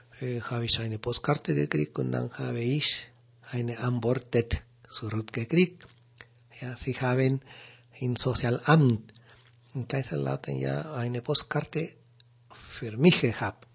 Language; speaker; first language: German; non-native, learner; Spanish